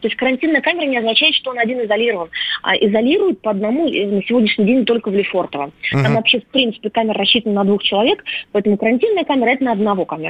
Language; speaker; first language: Russian; native; Russian